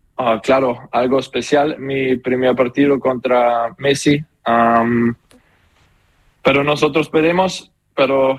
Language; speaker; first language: Spanish; non-native, learner; German